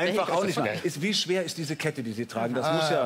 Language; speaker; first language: German; native; German